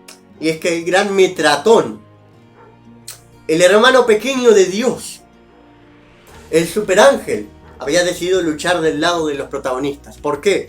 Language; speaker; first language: Spanish; native; Spanish